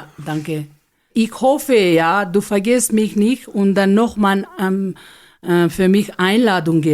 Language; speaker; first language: German; non-native, learner; Ladakhi